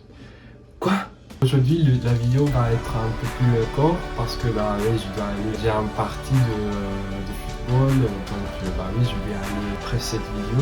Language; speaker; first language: French; non-native, fluent; English